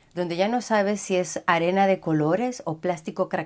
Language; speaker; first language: Spanish; native; Spanish